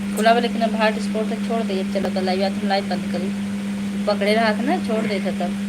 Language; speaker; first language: Hindi; native; Hindi